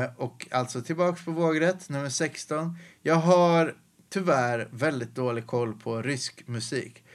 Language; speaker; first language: Swedish; native; Swedish